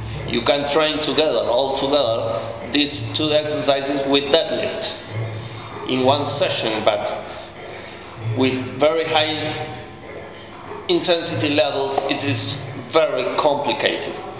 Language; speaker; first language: English; non-native, fluent; Spanish